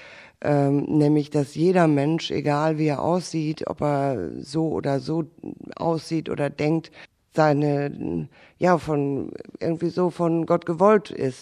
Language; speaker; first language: German; native; German